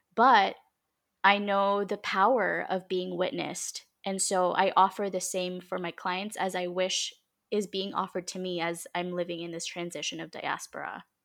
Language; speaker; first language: English; early bilingual, other home language; Filipino